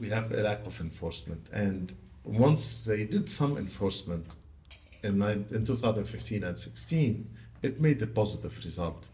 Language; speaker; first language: English; non-native, local second language; Arabic